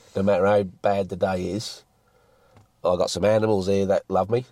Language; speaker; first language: English; native; English